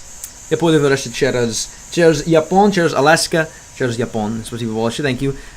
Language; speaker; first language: Russian; non-native, learner; English